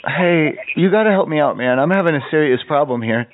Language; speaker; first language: English; native; English